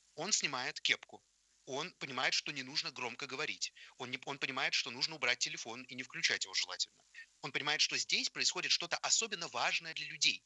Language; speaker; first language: Russian; native; Russian